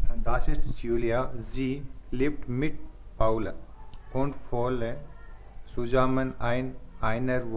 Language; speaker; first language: German; non-native, learner; Hindi